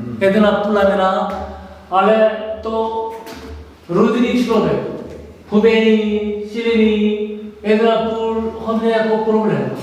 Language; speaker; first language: Czech; non-native, learner; Korean